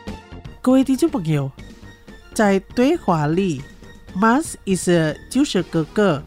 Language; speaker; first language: Chinese; non-native, fluent; Indonesian